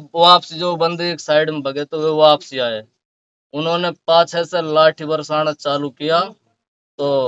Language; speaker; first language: Hindi; native; Hindi